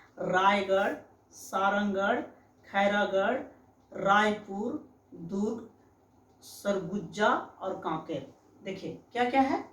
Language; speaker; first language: Hindi; native; Hindi